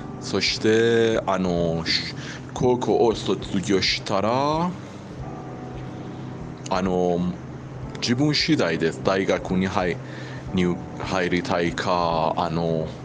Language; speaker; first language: Japanese; non-native, learner; Persian